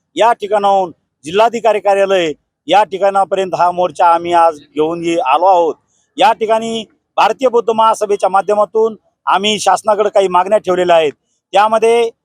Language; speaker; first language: Marathi; native; Marathi